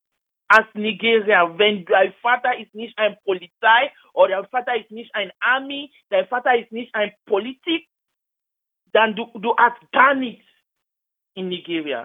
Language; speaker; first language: German; non-native, learner; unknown